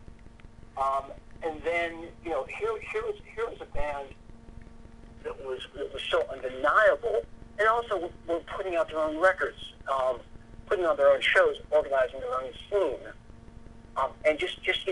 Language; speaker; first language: English; native; English